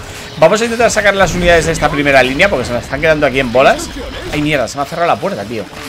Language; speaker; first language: Spanish; native; Spanish